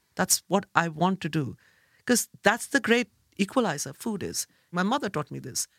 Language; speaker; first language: English; non-native, local second language; Bangla